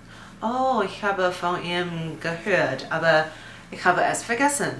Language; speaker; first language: German; non-native, learner; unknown